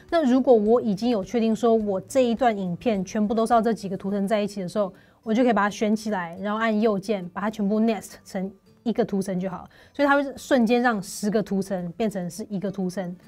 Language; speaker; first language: Chinese; native; Chinese